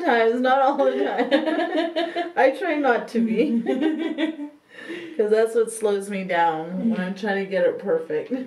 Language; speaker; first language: English; native; English